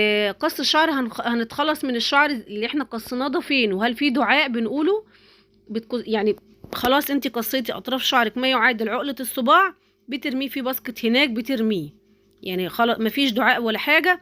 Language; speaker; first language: Arabic; native; Arabic